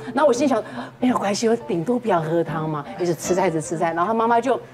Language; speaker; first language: Chinese; native; Chinese